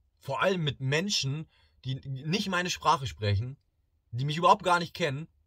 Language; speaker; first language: German; early bilingual, other home language; Bosnian